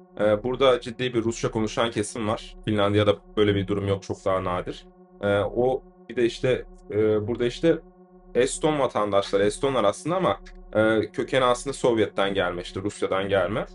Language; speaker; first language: Turkish; native; Turkish